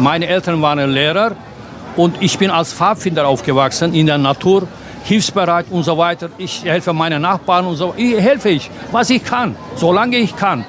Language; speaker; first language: German; non-native, fluent; Turkish